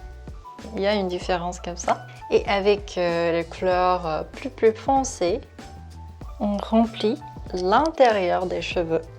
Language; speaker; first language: French; non-native, fluent; Korean